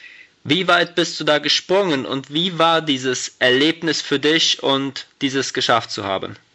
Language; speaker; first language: German; native; German